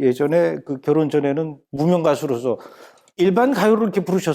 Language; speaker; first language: Korean; native; Korean